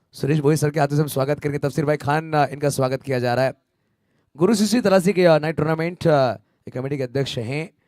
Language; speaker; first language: Hindi; non-native, local second language; Marathi